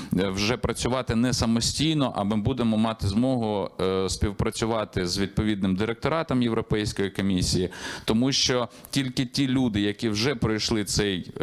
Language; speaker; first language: Ukrainian; native; Ukrainian